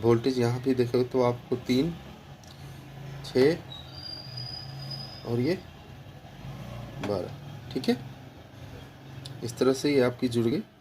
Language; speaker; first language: Hindi; native; Hindi